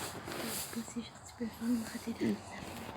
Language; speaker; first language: French; native; French